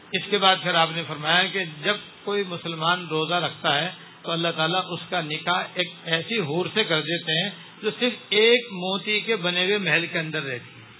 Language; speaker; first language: Urdu; native; Urdu